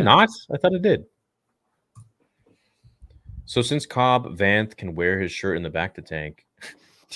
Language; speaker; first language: English; native; English